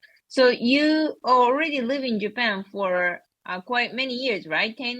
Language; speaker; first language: English; non-native, learner; Japanese